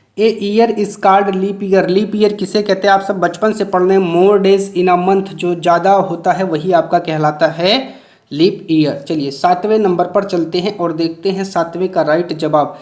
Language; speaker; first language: Hindi; native; Hindi